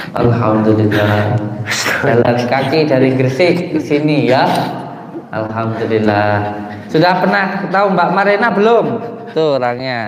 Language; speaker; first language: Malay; non-native, local second language; Javanese